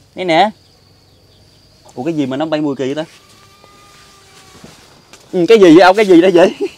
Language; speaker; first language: Vietnamese; native; Vietnamese